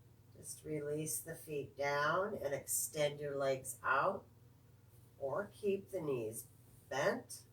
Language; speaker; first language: English; native; English